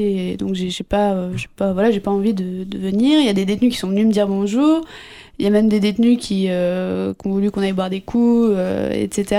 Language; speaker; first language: French; native; French